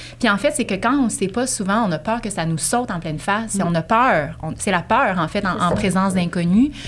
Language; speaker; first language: French; native; French